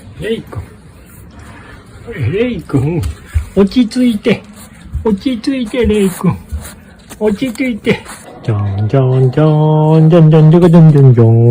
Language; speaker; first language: Japanese; native; Japanese